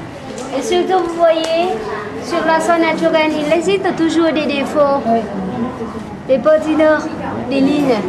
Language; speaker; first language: French; non-native, fluent; Vietnamese